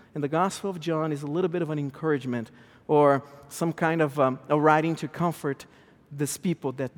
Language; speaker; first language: English; non-native, fluent; Portuguese